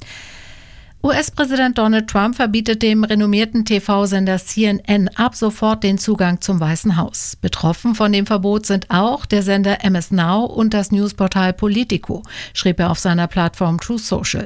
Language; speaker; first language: German; native; German